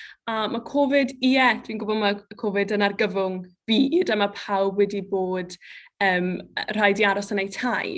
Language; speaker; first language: Welsh; native; Welsh